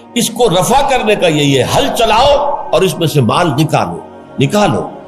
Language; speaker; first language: Urdu; native; Urdu